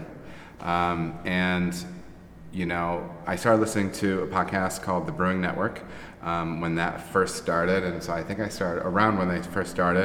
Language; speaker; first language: English; native; English